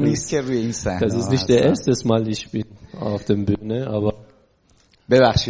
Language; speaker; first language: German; non-native, learner; Persian